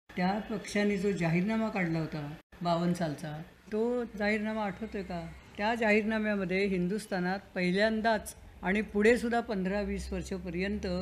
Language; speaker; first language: Marathi; native; Marathi